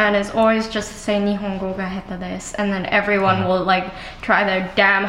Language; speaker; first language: English; non-native, local second language; Afrikaans